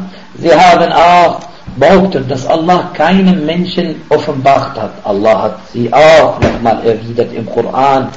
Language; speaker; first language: German; non-native, fluent; Arabic